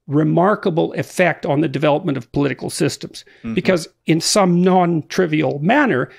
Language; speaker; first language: English; native; English